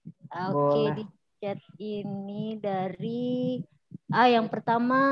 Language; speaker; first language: Indonesian; native; Indonesian